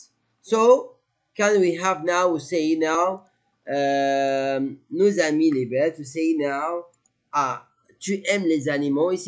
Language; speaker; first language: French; non-native, fluent; Arabic